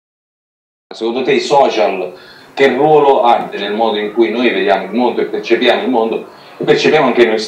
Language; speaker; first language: Italian; native; Italian